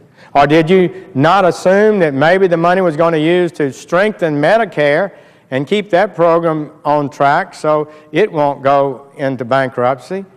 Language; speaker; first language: English; native; English